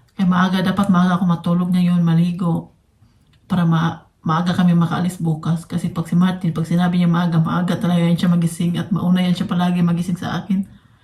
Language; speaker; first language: Filipino; non-native, local second language; Cebuano